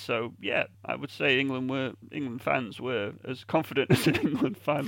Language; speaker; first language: English; native; English